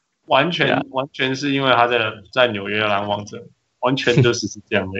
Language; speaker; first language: Chinese; native; Chinese